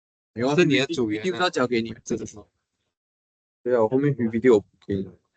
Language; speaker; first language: Chinese; native; Chinese